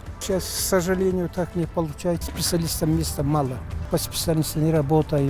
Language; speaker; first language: Russian; non-native, local second language; Kyrgyz